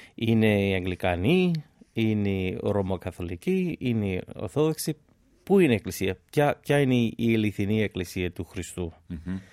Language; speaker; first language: Greek; non-native, fluent; English